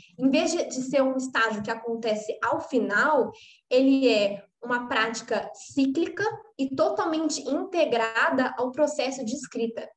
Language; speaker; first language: Portuguese; native; Portuguese